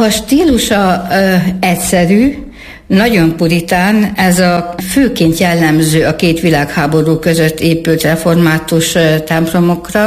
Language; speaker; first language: Hungarian; native; Hungarian